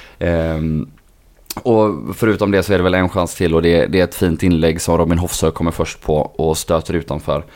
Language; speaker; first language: Swedish; native; Swedish